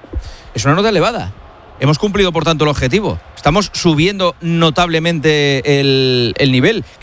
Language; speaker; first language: Spanish; native; Spanish